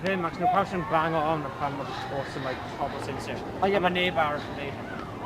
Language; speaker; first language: Welsh; non-native, local second language; English